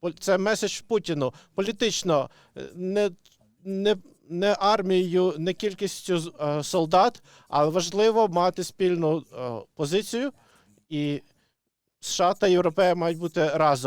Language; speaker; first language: Ukrainian; non-native, local second language; Russian